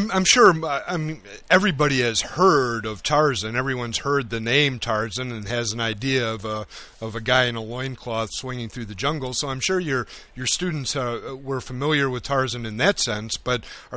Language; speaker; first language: English; native; English